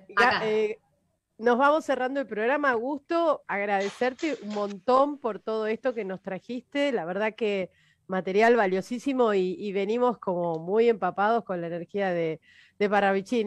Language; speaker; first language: Spanish; native; Spanish